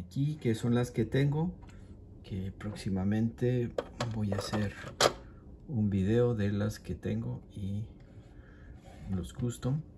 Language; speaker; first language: Spanish; native; Spanish